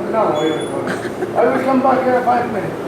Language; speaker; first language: English; non-native, learner; Arabic